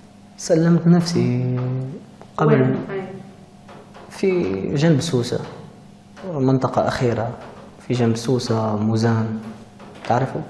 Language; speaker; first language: Arabic; early bilingual, heritage; Arabic